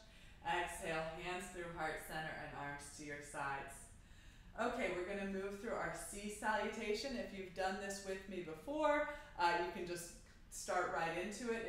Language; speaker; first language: English; native; English